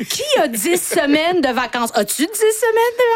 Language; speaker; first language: French; native; French